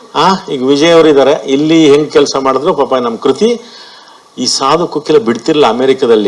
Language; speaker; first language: Kannada; native; Kannada